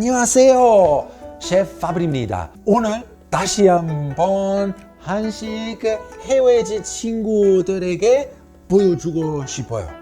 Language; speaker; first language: Korean; non-native, learner; Italian